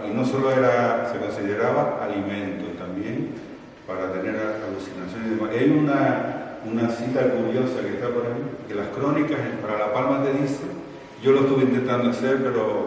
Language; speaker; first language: Spanish; native; Spanish